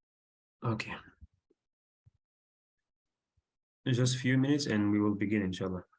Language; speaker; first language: English; non-native, fluent; Arabic